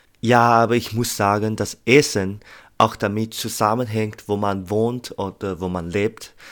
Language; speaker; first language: German; non-native, learner; Chinese